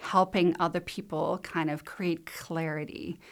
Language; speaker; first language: English; non-native, fluent; Dutch